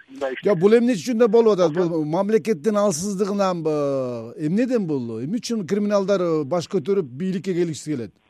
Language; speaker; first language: Kyrgyz; native; Kyrgyz